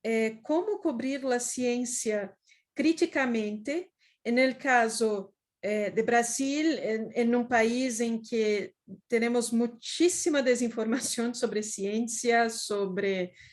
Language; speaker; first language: Spanish; non-native, fluent; Portuguese